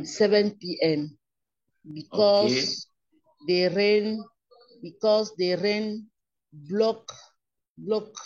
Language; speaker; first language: English; non-native, learner; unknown